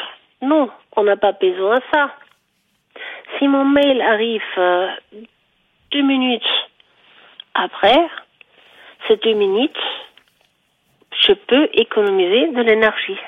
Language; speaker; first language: French; non-native, fluent; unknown